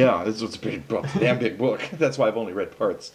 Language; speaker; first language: English; native; English